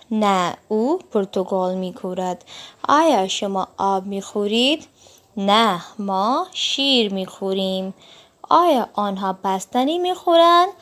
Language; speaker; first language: Persian; non-native, fluent; Urdu